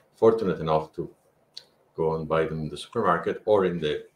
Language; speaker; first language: English; non-native, fluent; Spanish